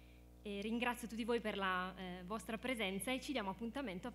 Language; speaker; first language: Italian; native; Italian